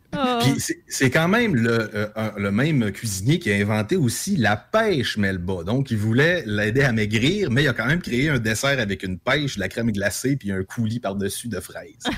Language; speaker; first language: French; native; French